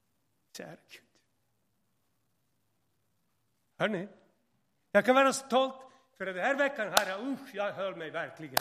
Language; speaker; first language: Swedish; non-native, fluent; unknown